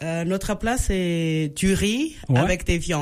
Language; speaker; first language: French; non-native, learner; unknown